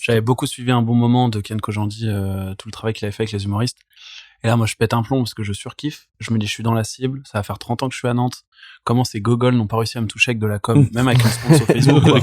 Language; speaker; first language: French; native; French